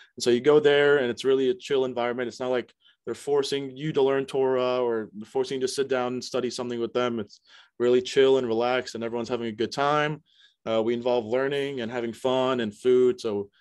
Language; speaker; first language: English; native; English